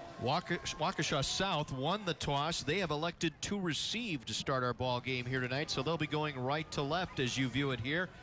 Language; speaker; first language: English; native; English